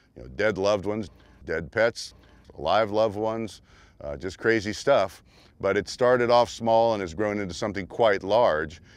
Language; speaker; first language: English; native; English